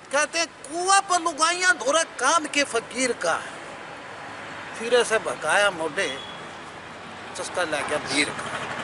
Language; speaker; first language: Hindi; native; Hindi